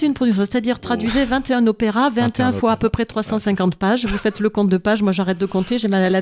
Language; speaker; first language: French; native; French